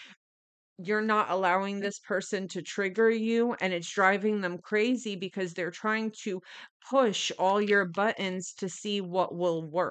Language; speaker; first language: English; native; English